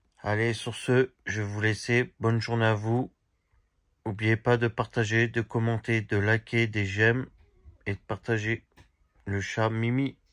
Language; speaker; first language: French; native; French